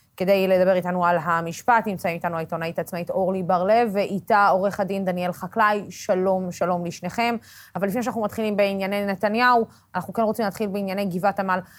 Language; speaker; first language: Hebrew; non-native, local second language; Arabic